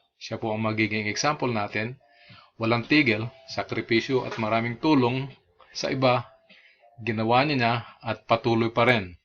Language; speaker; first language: Filipino; non-native, local second language; Iloko